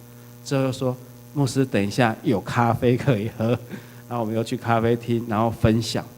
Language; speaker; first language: Chinese; native; Chinese